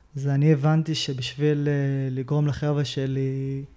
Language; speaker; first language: Hebrew; native; Hebrew